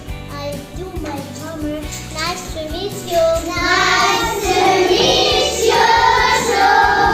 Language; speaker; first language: English; non-native, learner; Arabic